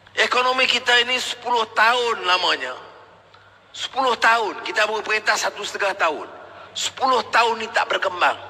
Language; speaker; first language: Malay; native; Malay